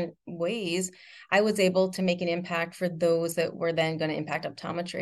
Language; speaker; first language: English; native; English